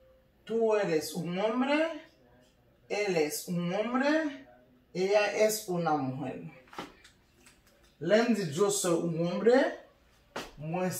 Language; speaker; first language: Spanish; non-native, learner; Haitian Creole